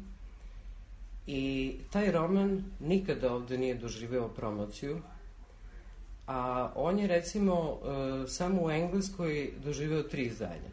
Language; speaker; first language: Serbian; native; Serbian